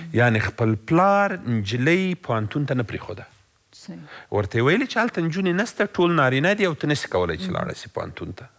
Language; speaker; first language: Pashto; native; Pashto